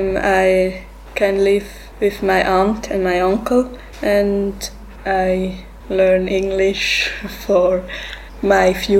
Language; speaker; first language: English; non-native, learner; Swiss German